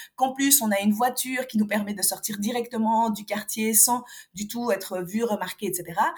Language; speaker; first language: French; non-native, local second language; Arabic